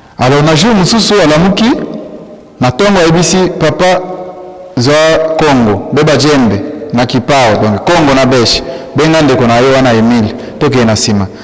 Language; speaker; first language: Lingala; non-native, local second language; Swahili